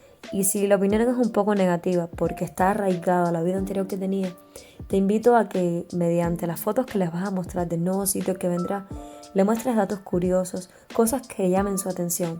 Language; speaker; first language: Spanish; native; Spanish